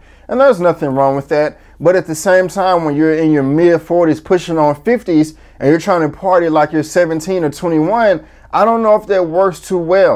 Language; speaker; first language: English; native; English